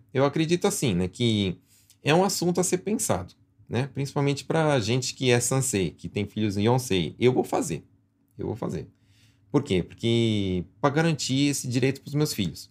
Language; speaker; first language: Portuguese; native; Portuguese